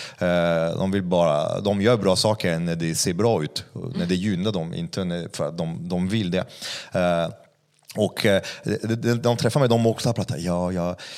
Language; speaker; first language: Swedish; non-native, fluent; French